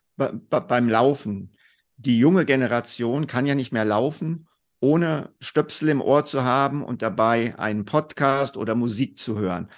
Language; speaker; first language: German; native; German